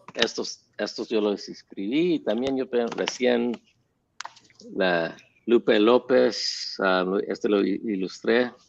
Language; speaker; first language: Spanish; early bilingual, heritage; English